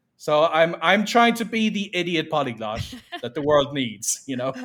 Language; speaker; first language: English; native; English